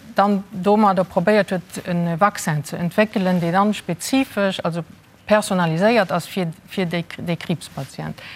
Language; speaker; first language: Luxembourgish; native; Luxembourgish